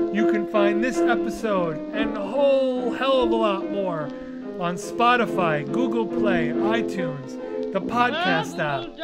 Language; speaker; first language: English; native; English